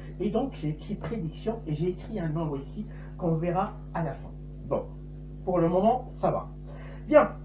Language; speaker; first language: French; non-native, local second language; Arabic